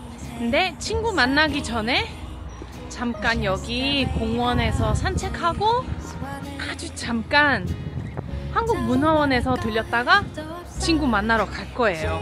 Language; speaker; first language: Korean; non-native, fluent; French